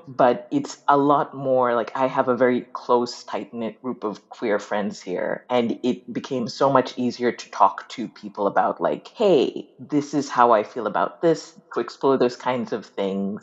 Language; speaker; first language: English; non-native, local second language; Ganda